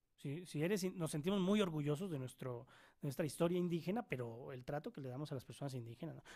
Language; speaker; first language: Spanish; native; Spanish